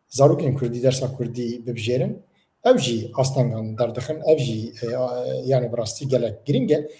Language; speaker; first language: Kurdish; native; Kurdish